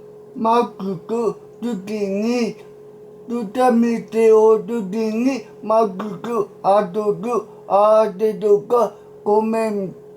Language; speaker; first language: Japanese; non-native, learner; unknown